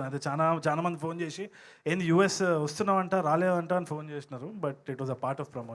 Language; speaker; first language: Telugu; native; Telugu